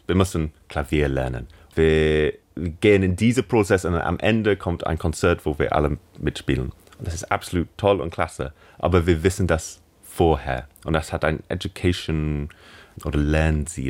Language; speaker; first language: German; non-native, fluent; English